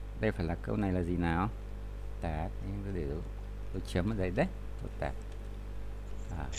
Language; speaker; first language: Vietnamese; native; Vietnamese